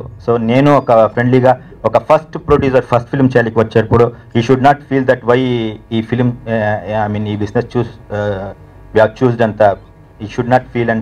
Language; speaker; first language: Telugu; non-native, learner; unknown